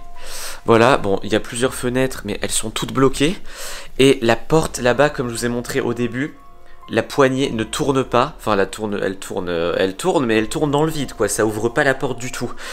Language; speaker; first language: French; native; French